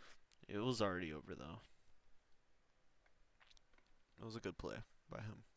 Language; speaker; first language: English; native; English